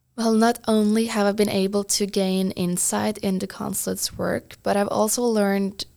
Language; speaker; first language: English; non-native, fluent; Norwegian